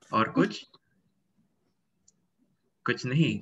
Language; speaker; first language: Hindi; non-native, fluent; Indonesian